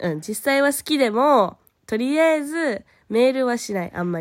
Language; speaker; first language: Japanese; early bilingual, heritage; Japanese